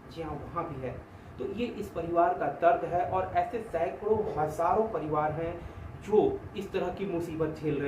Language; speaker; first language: Hindi; native; Hindi